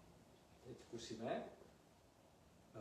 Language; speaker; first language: Czech; non-native, learner; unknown